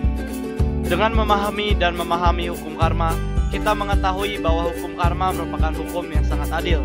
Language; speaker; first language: Indonesian; native; Indonesian